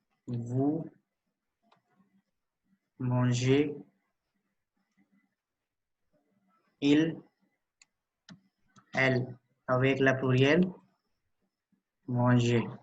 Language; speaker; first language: French; non-native, learner; Hindi